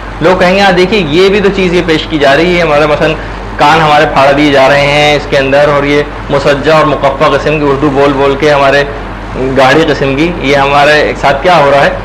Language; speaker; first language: Urdu; native; Urdu